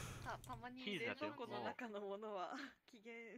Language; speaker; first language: Japanese; native; Japanese